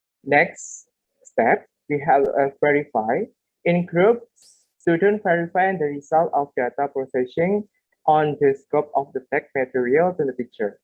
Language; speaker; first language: English; non-native, learner; Indonesian